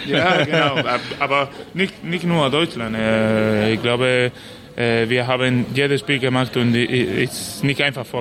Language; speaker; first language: German; non-native, learner; Spanish